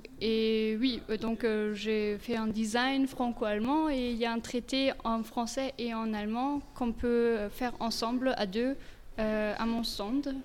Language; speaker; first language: French; non-native, fluent; German